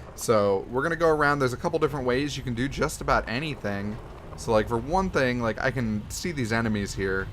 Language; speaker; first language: English; native; English